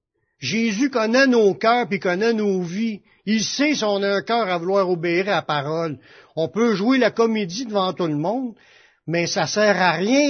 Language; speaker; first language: French; native; French